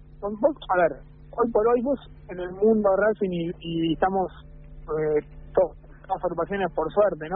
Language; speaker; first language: Spanish; native; Spanish